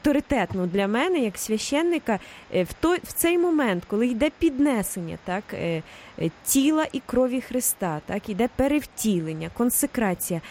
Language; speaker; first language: Ukrainian; native; Ukrainian